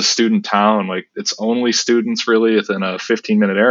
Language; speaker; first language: English; native; English